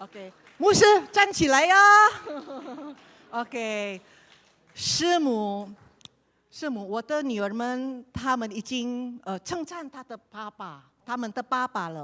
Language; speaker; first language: Chinese; non-native, learner; Indonesian